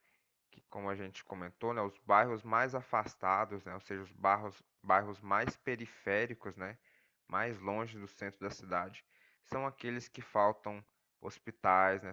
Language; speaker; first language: Portuguese; native; Portuguese